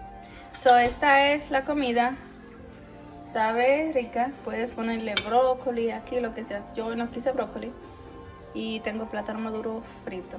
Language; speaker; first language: Spanish; early bilingual, heritage; Spanish